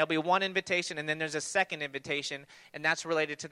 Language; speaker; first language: English; native; English